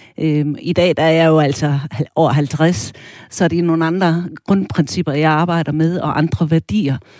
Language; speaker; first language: Danish; early bilingual, other home language; German